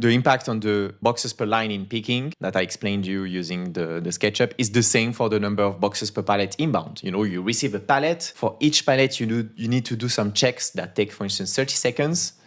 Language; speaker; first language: English; non-native, fluent; French